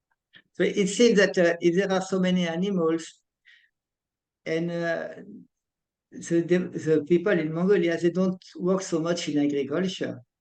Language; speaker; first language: English; non-native, fluent; French